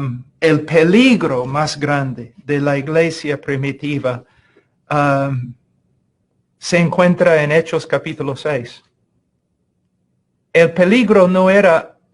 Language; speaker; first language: Spanish; non-native, fluent; English